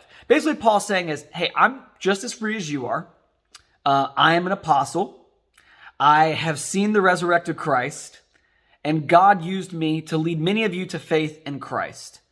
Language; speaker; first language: English; native; English